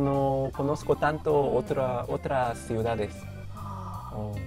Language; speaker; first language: Spanish; non-native, learner; Korean